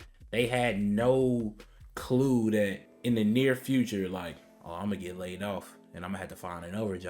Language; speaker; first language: English; native; English